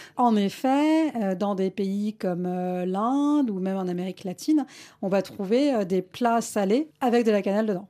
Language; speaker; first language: French; early bilingual, other home language; Malayalam